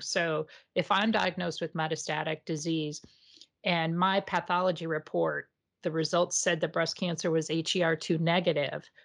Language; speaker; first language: English; native; English